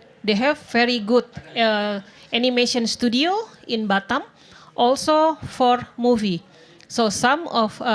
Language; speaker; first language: English; non-native, fluent; Indonesian